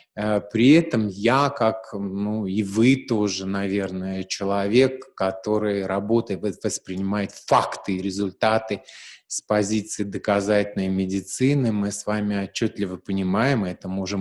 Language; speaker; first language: Russian; native; Russian